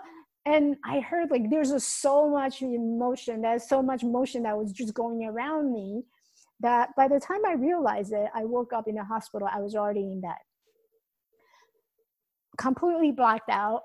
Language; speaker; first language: English; non-native, fluent; Chinese